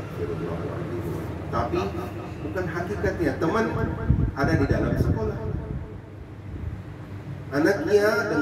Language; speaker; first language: Indonesian; non-native, fluent; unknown